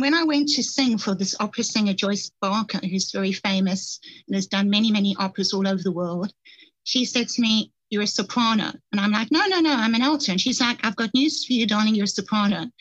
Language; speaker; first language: English; native; English